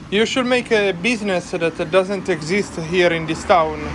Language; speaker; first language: English; non-native, fluent; Italian